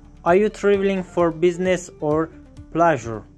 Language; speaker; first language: English; non-native, fluent; Persian